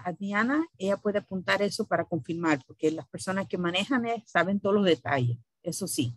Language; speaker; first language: Spanish; early bilingual, heritage; Spanish